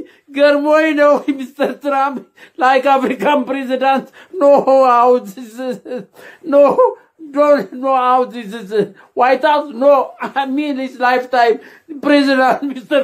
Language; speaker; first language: English; non-native, learner; Amharic